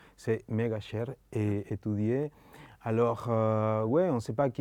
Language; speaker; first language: French; non-native, learner; Spanish